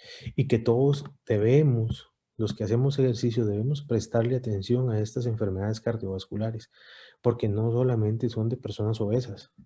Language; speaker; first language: Spanish; native; Spanish